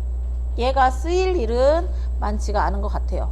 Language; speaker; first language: Korean; native; Korean